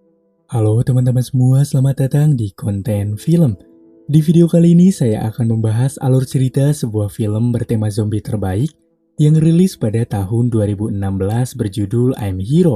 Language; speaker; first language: Indonesian; native; Indonesian